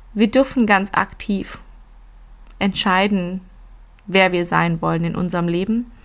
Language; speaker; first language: German; early bilingual, other home language; Filipino